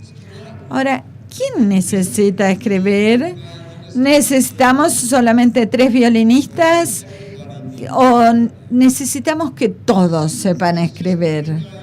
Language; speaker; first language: Spanish; non-native, fluent; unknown